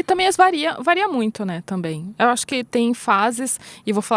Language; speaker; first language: Portuguese; native; Portuguese